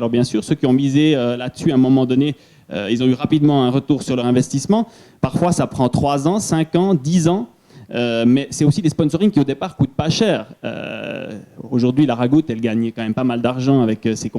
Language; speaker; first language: French; native; French